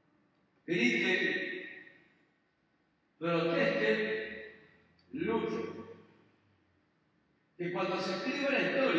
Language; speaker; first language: Spanish; native; Spanish